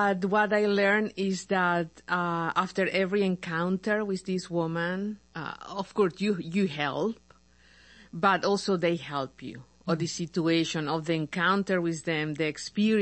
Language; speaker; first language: English; non-native, fluent; Spanish